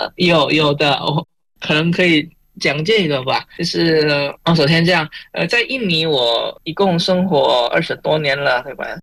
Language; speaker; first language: Chinese; non-native, fluent; Indonesian